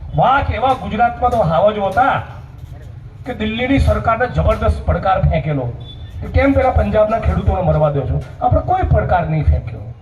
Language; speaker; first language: Gujarati; native; Gujarati